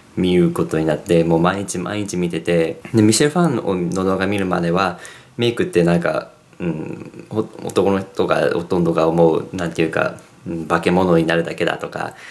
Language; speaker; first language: Japanese; early bilingual, heritage; English